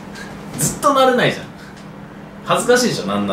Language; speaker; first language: Japanese; native; Japanese